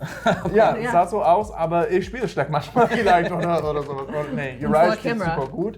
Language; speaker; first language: German; non-native, fluent; English